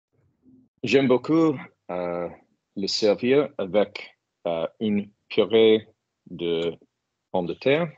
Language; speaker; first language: French; non-native, fluent; English